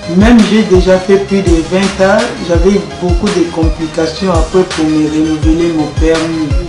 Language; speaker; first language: French; non-native, local second language; Lingala